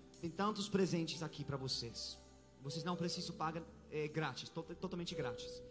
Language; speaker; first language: Portuguese; non-native, fluent; English